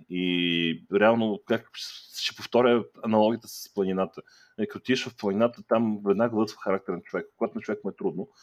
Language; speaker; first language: Bulgarian; native; Bulgarian